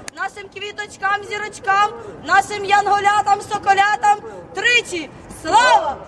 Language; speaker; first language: Ukrainian; native; Ukrainian